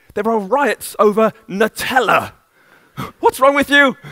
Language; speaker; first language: English; native; English